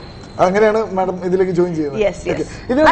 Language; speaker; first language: Malayalam; native; Malayalam